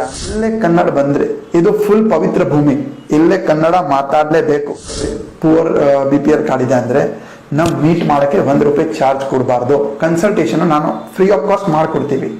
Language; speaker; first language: Kannada; non-native, local second language; Gujarati